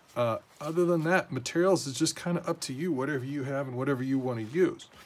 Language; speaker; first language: English; native; English